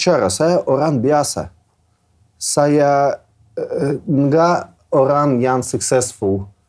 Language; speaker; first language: Indonesian; non-native, learner; Russian